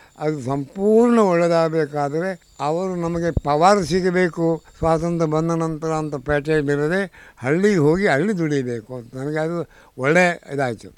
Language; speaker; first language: Kannada; non-native, local second language; Tulu